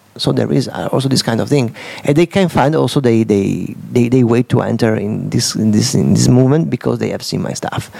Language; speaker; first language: English; non-native, fluent; Italian